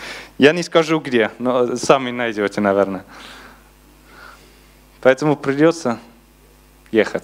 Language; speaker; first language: Russian; non-native, learner; Dutch